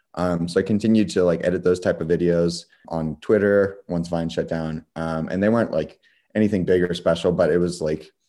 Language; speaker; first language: English; native; English